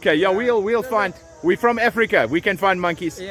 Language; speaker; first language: English; native; English